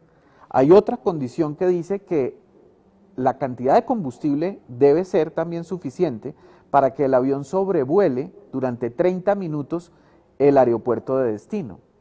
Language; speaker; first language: Spanish; native; Spanish